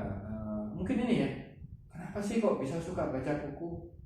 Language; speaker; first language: Indonesian; native; Indonesian